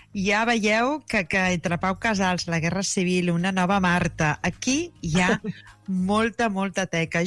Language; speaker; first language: Catalan; native; Catalan